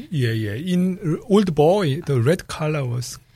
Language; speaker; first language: English; non-native, fluent; Korean